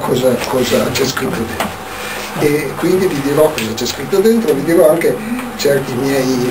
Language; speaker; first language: Italian; native; Italian